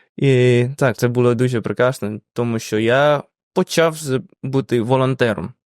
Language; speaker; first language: Ukrainian; non-native, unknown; Indonesian